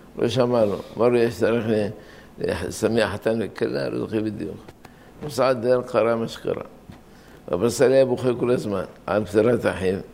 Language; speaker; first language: Hebrew; non-native, fluent; Arabic